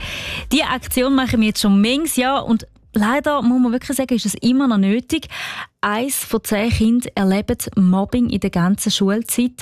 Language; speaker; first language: German; native; German